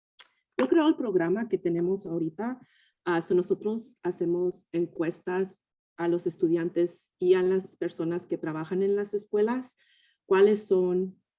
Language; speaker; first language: Spanish; early bilingual, heritage; Spanish